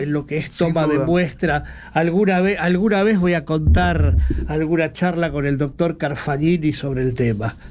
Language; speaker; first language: Spanish; native; Spanish